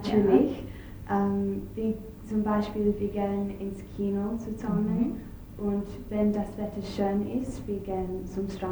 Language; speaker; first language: German; non-native, learner; English